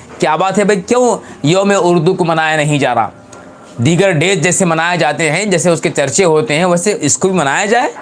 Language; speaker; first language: Urdu; native; Urdu